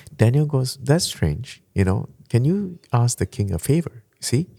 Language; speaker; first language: English; non-native, local second language; Malay